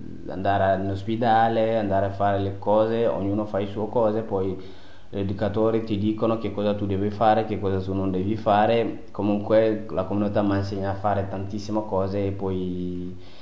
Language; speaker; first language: Italian; non-native, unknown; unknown